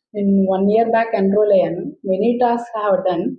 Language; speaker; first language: Telugu; native; Telugu